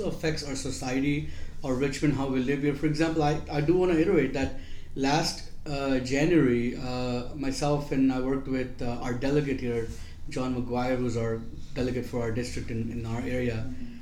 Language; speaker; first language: English; non-native, local second language; Gujarati